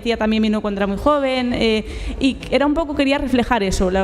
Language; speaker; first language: Spanish; native; Spanish